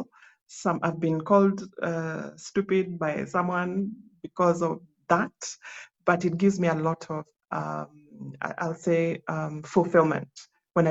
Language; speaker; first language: English; non-native, local second language; Luo (Kenya and Tanzania)